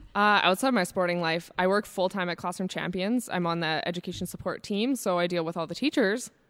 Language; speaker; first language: English; native; English